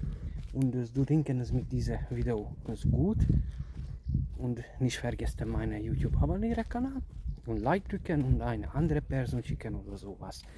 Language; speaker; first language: German; non-native, learner; Hungarian